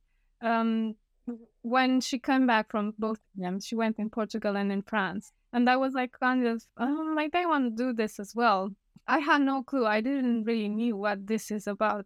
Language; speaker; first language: English; non-native, fluent; Romanian